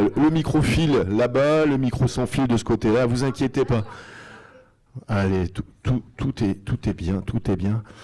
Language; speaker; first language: French; native; French